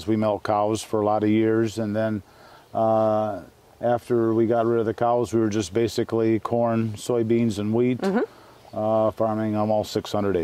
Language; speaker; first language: English; native; English